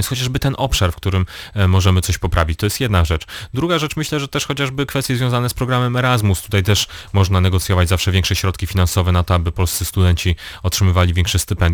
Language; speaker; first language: Polish; native; Polish